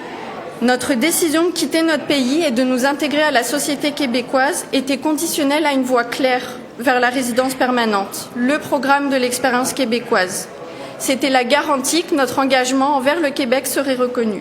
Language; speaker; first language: French; native; French